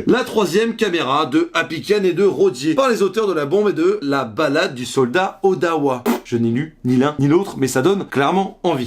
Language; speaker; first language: French; native; French